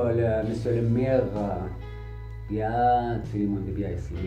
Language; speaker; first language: French; non-native, learner; Arabic